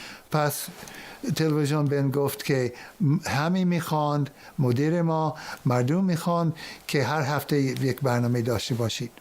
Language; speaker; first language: Persian; non-native, fluent; English